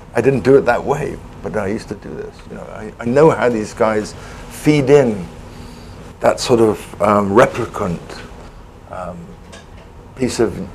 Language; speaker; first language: English; native; English